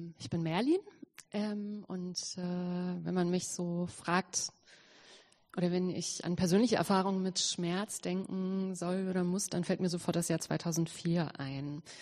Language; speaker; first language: German; early bilingual, other home language; Serbian